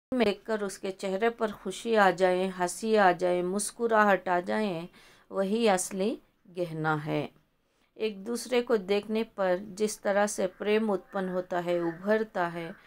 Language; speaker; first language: Hindi; non-native, local second language; Kannada